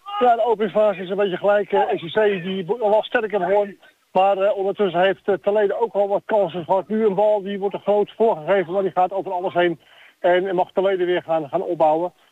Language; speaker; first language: Dutch; native; Dutch